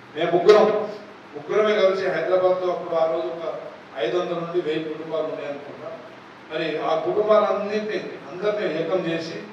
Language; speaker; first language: Telugu; non-native, local second language; Lambadi